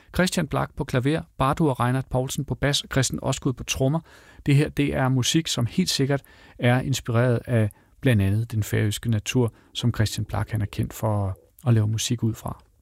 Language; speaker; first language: Danish; native; Danish